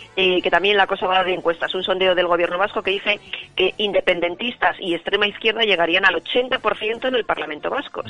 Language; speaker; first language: Spanish; native; Spanish